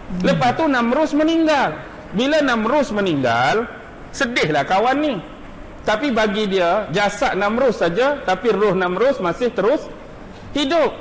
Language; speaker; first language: Malay; native; Malay